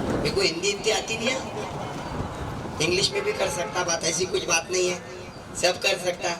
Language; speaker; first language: Hindi; non-native, local second language; Marathi